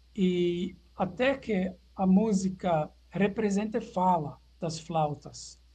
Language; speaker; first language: Portuguese; non-native, fluent; Dutch